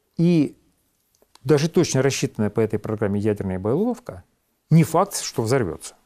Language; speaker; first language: Russian; native; Russian